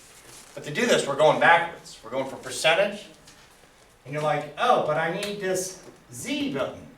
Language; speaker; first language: English; native; English